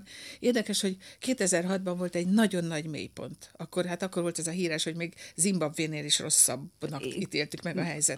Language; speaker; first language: Hungarian; native; Hungarian